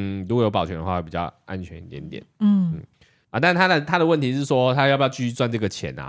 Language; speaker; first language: Chinese; native; Chinese